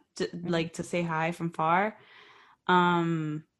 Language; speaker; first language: English; early bilingual, other home language; Spanish